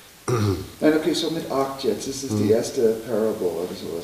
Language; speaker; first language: German; non-native, learner; English